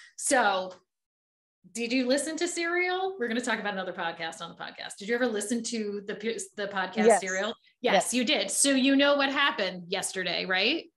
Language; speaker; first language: English; native; English